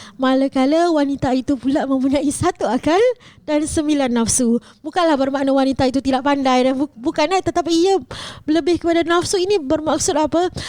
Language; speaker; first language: Malay; native; Malay